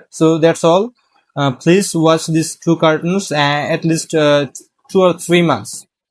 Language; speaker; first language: English; non-native, local second language; Bangla